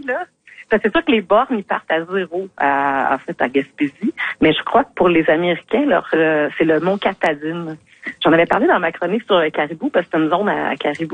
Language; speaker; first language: French; native; French